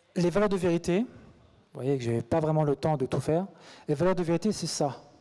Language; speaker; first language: French; native; French